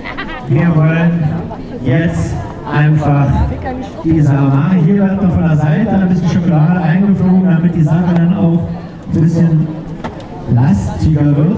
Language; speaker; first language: German; native; German